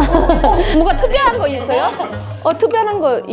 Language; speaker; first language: Korean; non-native, fluent; Chinese